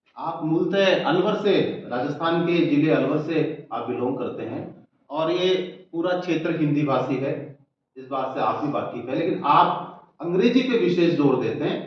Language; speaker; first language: Hindi; native; Hindi